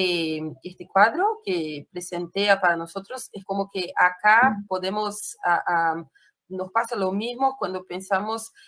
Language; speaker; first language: Spanish; non-native, fluent; Portuguese